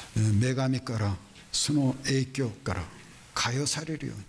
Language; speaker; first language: Japanese; non-native, fluent; Korean